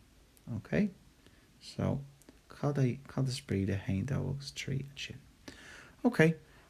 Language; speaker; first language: Irish; non-native, local second language; English